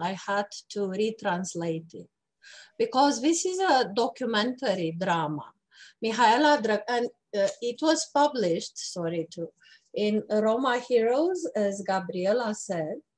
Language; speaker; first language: English; non-native, fluent; Romanian